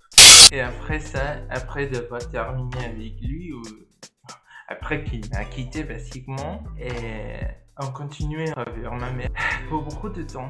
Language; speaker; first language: French; non-native, learner; Spanish